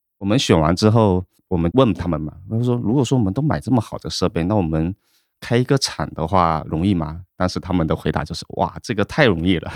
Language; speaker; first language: Chinese; native; Chinese